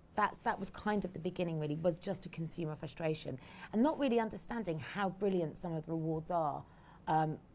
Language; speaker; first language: English; native; English